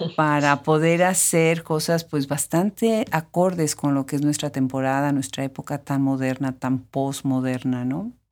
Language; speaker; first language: Spanish; native; Spanish